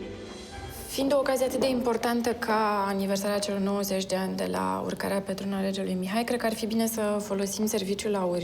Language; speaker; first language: Romanian; native; Romanian